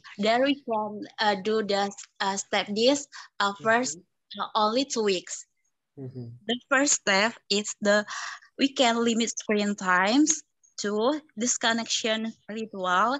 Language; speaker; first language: English; non-native, learner; Indonesian